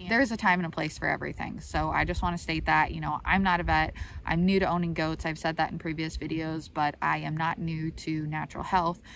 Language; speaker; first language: English; native; English